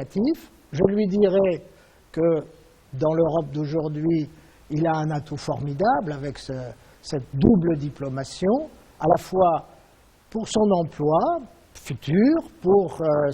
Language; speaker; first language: French; native; French